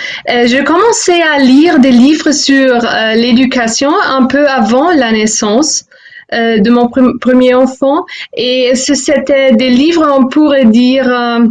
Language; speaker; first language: French; non-native, fluent; German